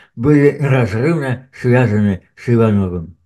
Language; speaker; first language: Russian; native; Russian